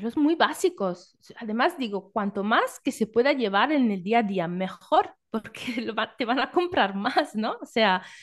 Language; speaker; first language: Spanish; non-native, fluent; Italian